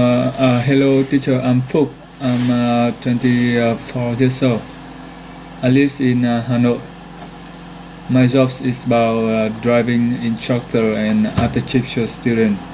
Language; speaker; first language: English; non-native, learner; Vietnamese